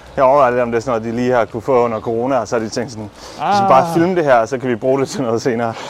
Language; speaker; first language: Danish; native; Danish